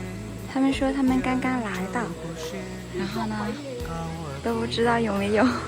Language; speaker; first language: Chinese; non-native, learner; Vietnamese